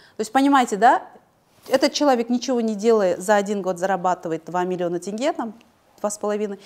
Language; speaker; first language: Russian; non-native, local second language; Kazakh